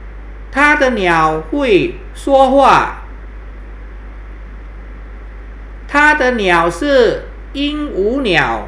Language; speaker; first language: Chinese; non-native, fluent; Thai